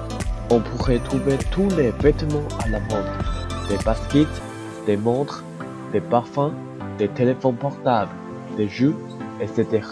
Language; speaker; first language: French; non-native, learner; Chinese